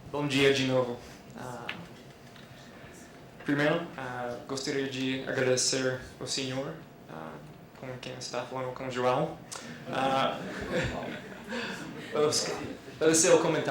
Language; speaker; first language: Portuguese; non-native, fluent; English